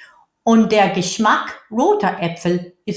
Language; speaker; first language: German; non-native, fluent; English